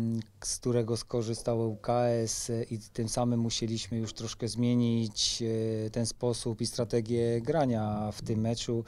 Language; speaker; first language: Polish; native; Polish